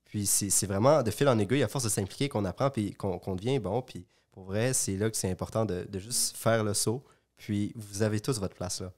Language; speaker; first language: French; native; French